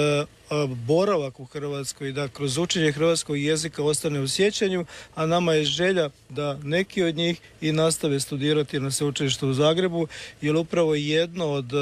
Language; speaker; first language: Serbian; native; Serbian